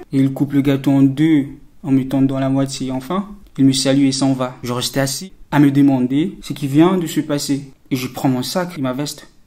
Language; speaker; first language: French; non-native, local second language; Sango